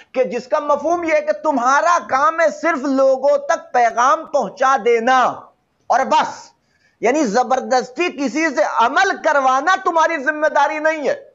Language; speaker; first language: Hindi; native; Hindi